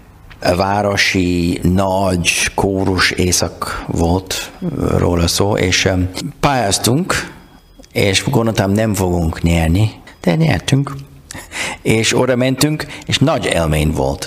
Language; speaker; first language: Hungarian; non-native, learner; English